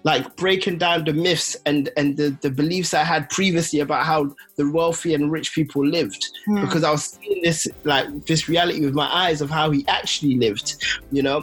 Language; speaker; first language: English; native; English